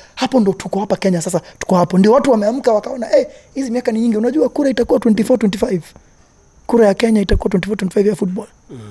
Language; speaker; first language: Swahili; native; Swahili